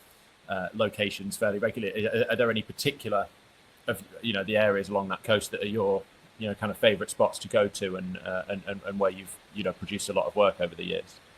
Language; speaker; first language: English; native; English